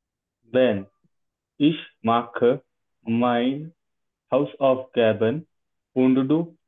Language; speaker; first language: German; non-native, learner; Marathi